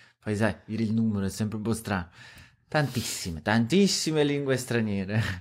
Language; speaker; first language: Italian; native; Italian